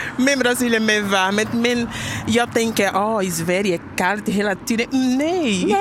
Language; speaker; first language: Swedish; non-native, learner; Portuguese